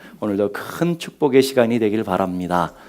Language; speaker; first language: Korean; native; Korean